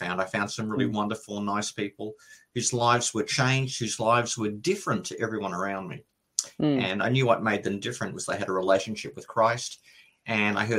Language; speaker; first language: English; native; English